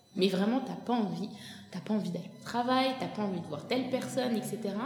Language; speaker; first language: French; native; French